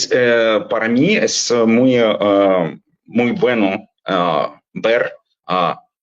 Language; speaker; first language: Spanish; non-native, fluent; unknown